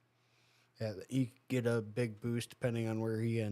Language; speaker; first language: English; native; English